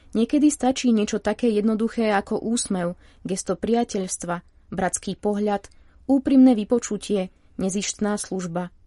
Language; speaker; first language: Slovak; native; Slovak